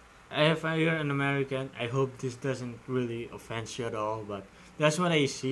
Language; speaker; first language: English; non-native, local second language; Filipino